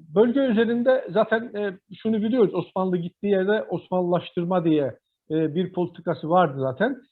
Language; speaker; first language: Turkish; non-native, local second language; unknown